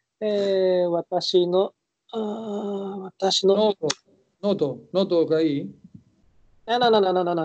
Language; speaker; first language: Japanese; non-native, learner; Spanish